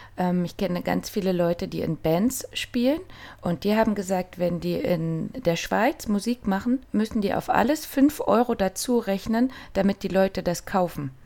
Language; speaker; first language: German; native; German